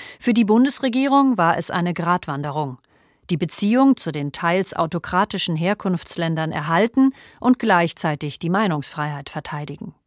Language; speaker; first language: German; native; German